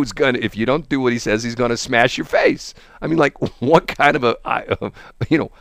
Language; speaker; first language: English; early bilingual, other home language; German